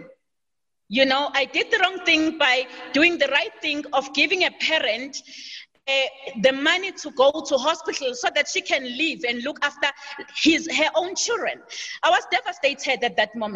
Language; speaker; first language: English; non-native, local second language; Zulu